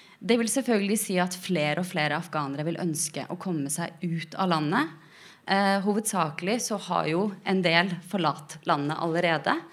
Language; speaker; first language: Norwegian; early bilingual, other home language; Persian